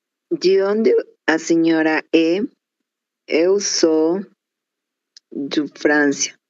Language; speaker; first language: Portuguese; non-native, learner; Spanish